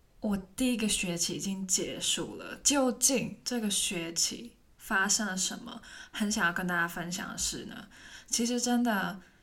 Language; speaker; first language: Chinese; non-native, local second language; Cantonese